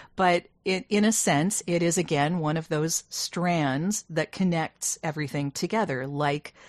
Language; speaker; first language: English; native; English